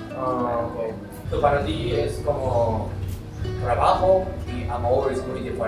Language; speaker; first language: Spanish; non-native, learner; Japanese